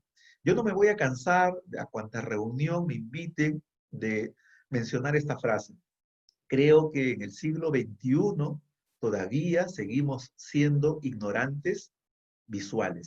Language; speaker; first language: Spanish; native; Spanish